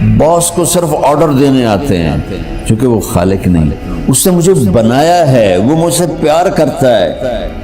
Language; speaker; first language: Urdu; non-native, local second language; Punjabi